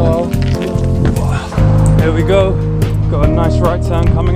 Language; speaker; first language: English; native; English